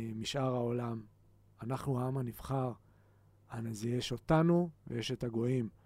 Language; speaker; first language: Hebrew; native; Hebrew